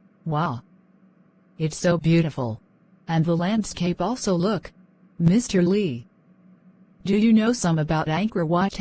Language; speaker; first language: English; non-native, learner; Khmer